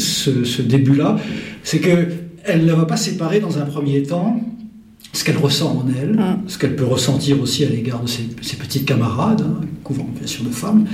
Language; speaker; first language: French; native; French